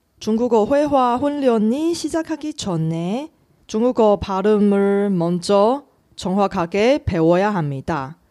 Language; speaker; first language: Korean; non-native, fluent; Chinese